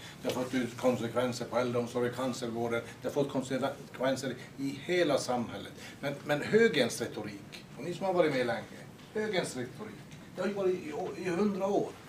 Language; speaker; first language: Swedish; native; Swedish